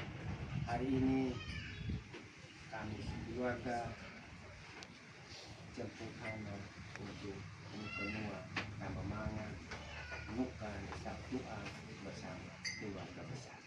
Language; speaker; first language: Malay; non-native, local second language; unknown